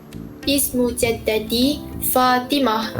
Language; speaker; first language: Arabic; non-native, learner; Malay